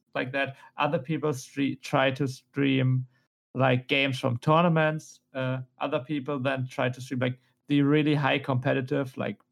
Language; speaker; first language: English; non-native, fluent; German